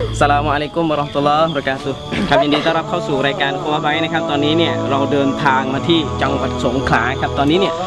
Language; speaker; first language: Thai; native; Thai